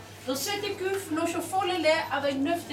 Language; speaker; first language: French; non-native, learner; Dutch